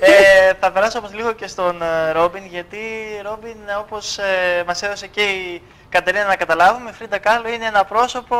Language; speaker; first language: Greek; native; Greek